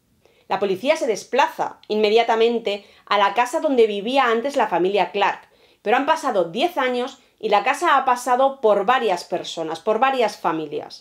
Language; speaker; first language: Spanish; native; Spanish